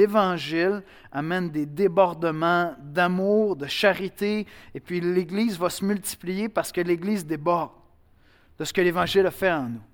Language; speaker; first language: French; native; French